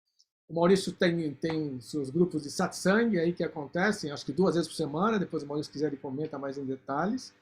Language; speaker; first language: Portuguese; native; Portuguese